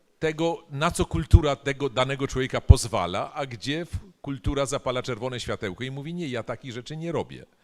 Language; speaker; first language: Polish; native; Polish